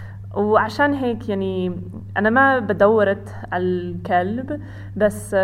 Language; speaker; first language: Arabic; non-native, learner; English